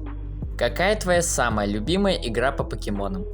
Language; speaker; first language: Russian; native; Russian